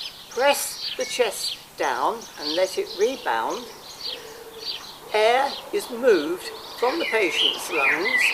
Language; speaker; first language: English; native; English